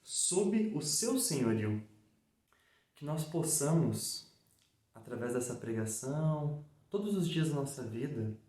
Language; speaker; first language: Portuguese; native; Portuguese